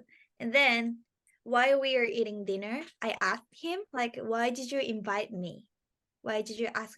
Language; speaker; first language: English; non-native, learner; Japanese